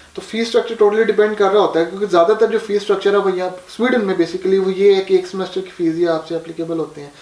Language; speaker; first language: Urdu; non-native, local second language; Punjabi